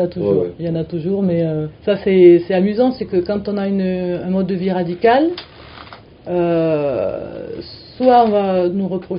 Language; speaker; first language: French; native; French